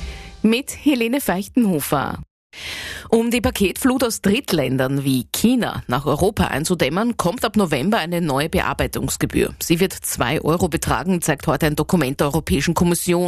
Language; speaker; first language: German; native; German